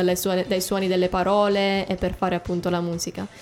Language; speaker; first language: Italian; native; Italian